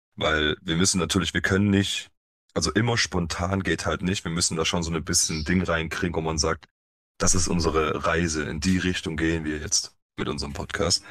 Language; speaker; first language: German; early bilingual, other home language; Polish